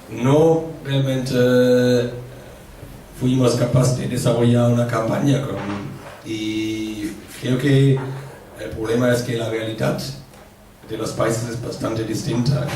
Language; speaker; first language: Spanish; non-native, fluent; German